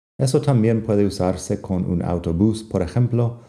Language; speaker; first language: Spanish; non-native, fluent; English